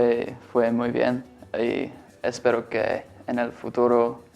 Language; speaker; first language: Spanish; non-native, learner; English